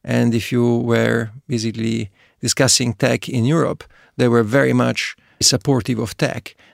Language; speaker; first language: English; non-native, fluent; Italian